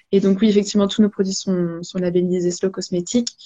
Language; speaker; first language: French; native; French